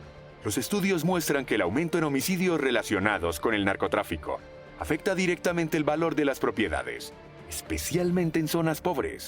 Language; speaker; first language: Spanish; native; Spanish